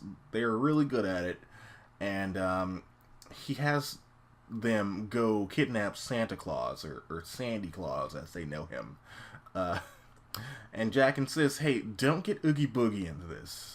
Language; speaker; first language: English; native; English